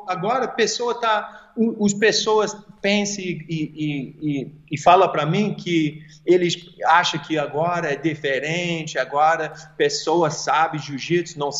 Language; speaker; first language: Portuguese; early bilingual, heritage; English